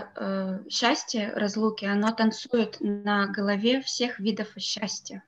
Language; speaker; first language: Russian; native; Russian